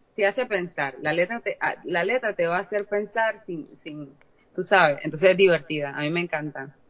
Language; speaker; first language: Spanish; native; Spanish